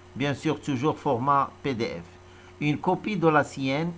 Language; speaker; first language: French; non-native, local second language; Arabic